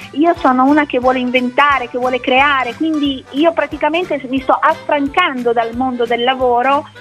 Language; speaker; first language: Italian; native; Italian